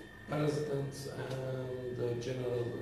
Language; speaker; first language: English; non-native, learner; Arabic